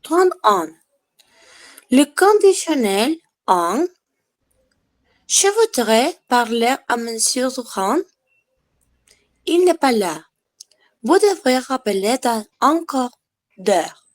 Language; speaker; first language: French; non-native, learner; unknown